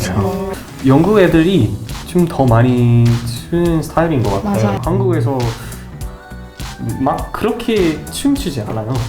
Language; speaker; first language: Korean; non-native, fluent; English